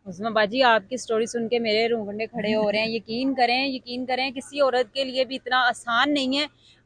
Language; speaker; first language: Urdu; non-native, local second language; Punjabi